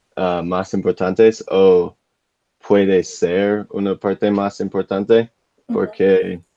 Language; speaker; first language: Spanish; non-native, learner; English